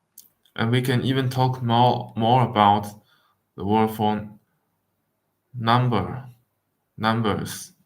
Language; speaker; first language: English; non-native, fluent; Wu Chinese